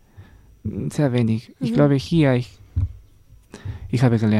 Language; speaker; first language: German; non-native, learner; Spanish